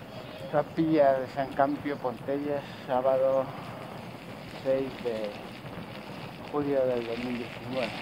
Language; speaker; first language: Spanish; non-native, local second language; Galician